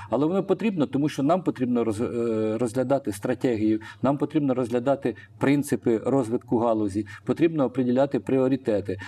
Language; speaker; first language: Ukrainian; non-native, local second language; Russian